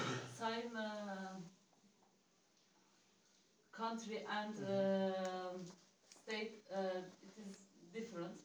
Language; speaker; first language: English; non-native, learner; Turkish